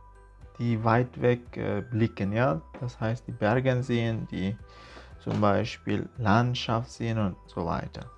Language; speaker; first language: German; non-native, fluent; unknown